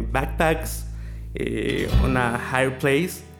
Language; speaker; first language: English; non-native, learner; Spanish